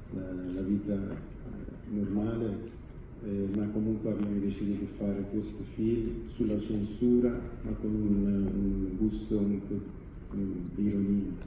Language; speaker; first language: Italian; non-native, fluent; Persian